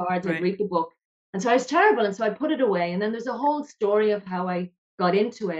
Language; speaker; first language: English; native; English